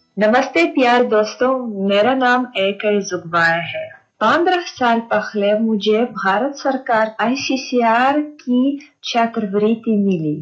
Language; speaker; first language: Hindi; non-native, fluent; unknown